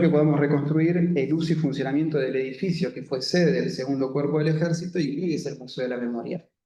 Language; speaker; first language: Spanish; native; Spanish